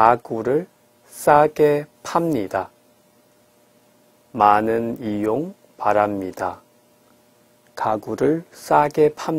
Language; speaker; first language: Korean; non-native, fluent; Chinese